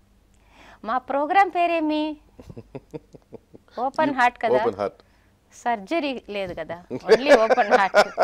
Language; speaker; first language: Telugu; non-native, local second language; Tamil